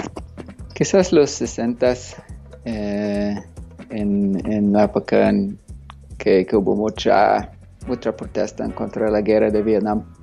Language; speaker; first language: Spanish; non-native, fluent; English